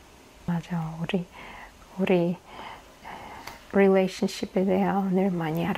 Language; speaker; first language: Korean; non-native, fluent; Russian